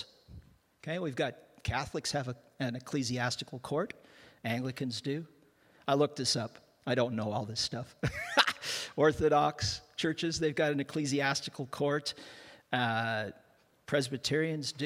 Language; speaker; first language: English; native; English